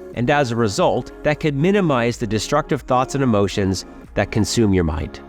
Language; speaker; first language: English; native; English